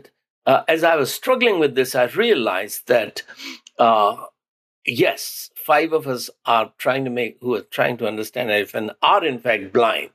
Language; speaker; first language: English; non-native, local second language; Hindi